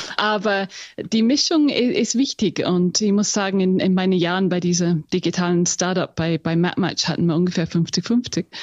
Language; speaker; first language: German; non-native, fluent; English